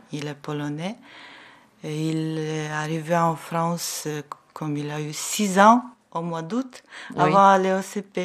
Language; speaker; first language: French; non-native, learner; Ukrainian